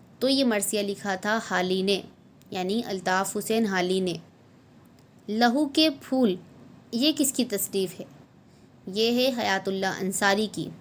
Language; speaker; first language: Urdu; native; Urdu